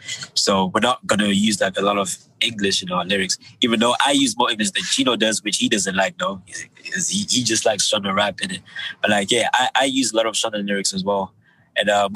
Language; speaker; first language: English; non-native, local second language; Shona